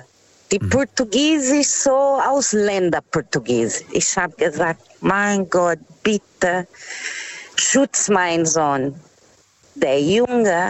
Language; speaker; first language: German; non-native, fluent; Portuguese